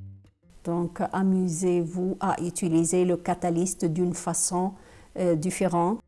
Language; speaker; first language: French; non-native, fluent; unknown